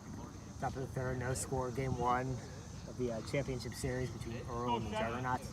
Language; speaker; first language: English; native; English